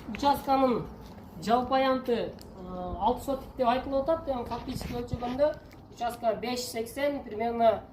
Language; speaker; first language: Kyrgyz; non-native, local second language; Uzbek